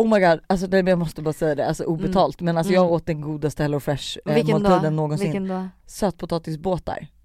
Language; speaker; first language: Swedish; native; Swedish